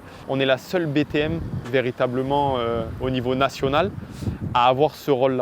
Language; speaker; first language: French; native; French